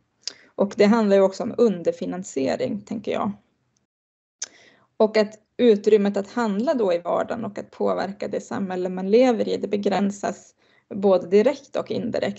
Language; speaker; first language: Swedish; native; Swedish